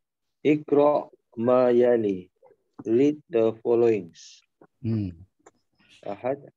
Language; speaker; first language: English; non-native, local second language; Malay